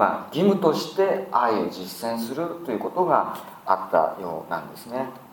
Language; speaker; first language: Japanese; native; Japanese